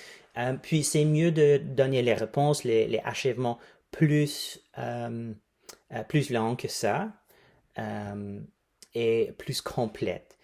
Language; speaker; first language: French; non-native, fluent; English